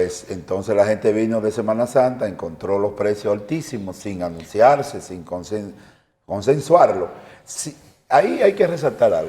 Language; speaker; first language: Spanish; native; Spanish